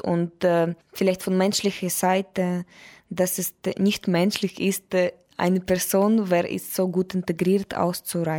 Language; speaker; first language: German; non-native, learner; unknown